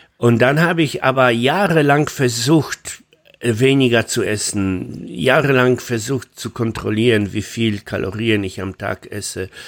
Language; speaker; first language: German; non-native, fluent; Polish